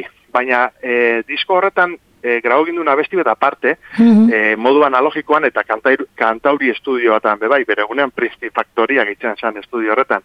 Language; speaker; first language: Basque; native; Basque